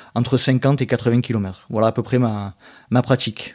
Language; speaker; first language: French; native; French